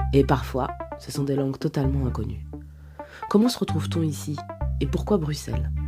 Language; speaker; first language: French; native; French